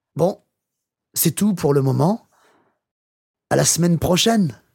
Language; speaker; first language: French; non-native, learner; English